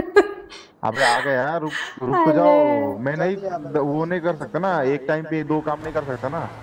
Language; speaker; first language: Hindi; native; Hindi